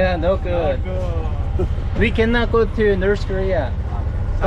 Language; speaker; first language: English; non-native, learner; Korean